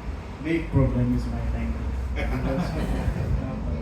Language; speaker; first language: English; non-native, learner; Nepali